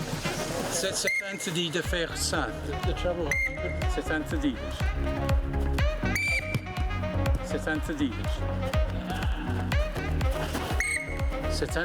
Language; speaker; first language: French; non-native, learner; English